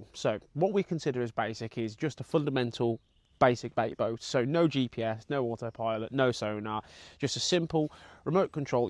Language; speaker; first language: English; native; English